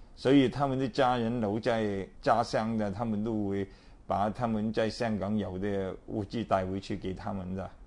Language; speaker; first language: Chinese; non-native, local second language; Cantonese